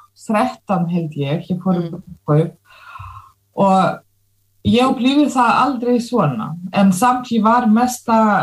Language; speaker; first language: Icelandic; non-native, fluent; Russian